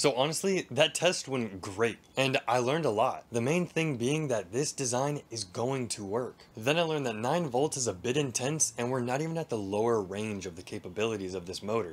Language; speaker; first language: English; native; English